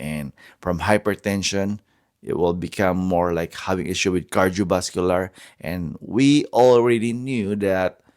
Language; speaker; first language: English; non-native, fluent; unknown